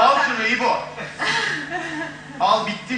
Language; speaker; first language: Turkish; native; Turkish